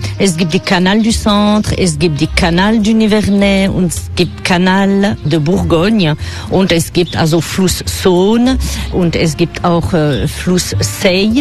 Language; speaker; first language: German; non-native, fluent; French